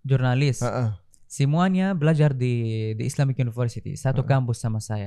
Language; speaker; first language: Indonesian; non-native, fluent; Arabic